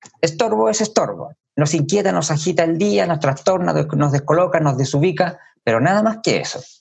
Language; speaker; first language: Spanish; native; Spanish